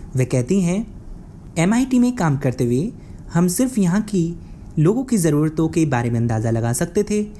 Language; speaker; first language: Hindi; native; Hindi